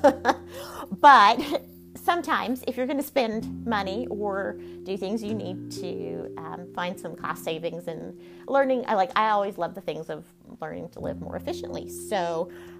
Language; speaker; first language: English; native; English